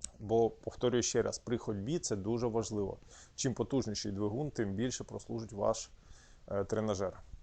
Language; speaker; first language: Ukrainian; non-native, local second language; Russian